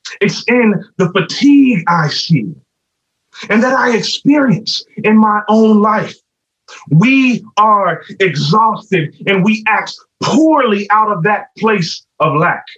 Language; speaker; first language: English; native; English